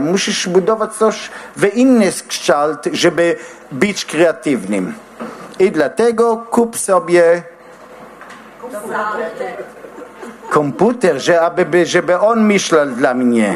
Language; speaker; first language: Polish; non-native, learner; Hebrew